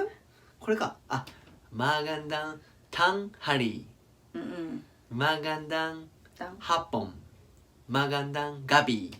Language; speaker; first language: Filipino; non-native, learner; Japanese